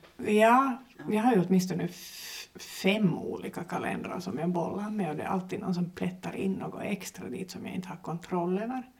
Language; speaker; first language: Swedish; native; Swedish